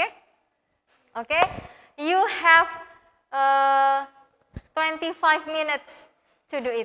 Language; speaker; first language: English; non-native, fluent; Indonesian